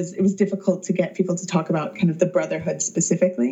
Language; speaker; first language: English; native; English